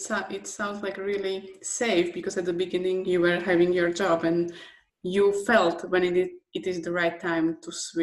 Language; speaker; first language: English; non-native, fluent; Slovak